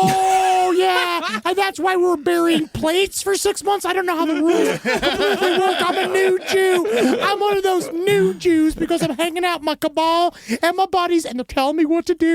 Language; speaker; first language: English; native; English